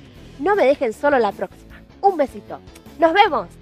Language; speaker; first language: Spanish; native; Spanish